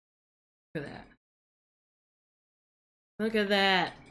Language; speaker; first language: English; native; English